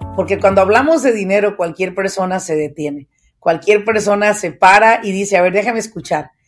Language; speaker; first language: Spanish; native; Spanish